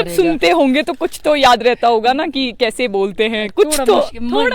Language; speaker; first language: Hindi; native; Hindi